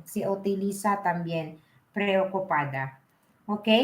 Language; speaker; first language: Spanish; non-native, learner; Filipino